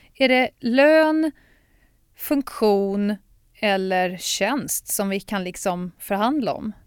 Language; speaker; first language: Swedish; native; Swedish